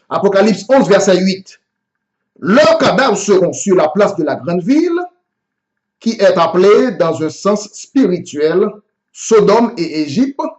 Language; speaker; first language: French; non-native, local second language; Haitian Creole